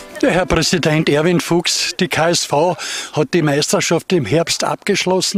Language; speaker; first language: German; native; German